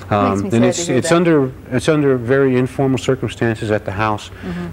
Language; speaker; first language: English; native; English